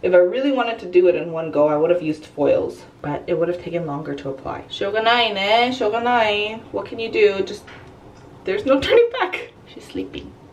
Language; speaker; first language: English; early bilingual, other home language; Korean